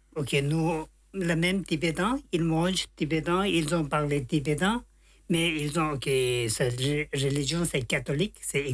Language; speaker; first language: French; non-native, learner; Tibetan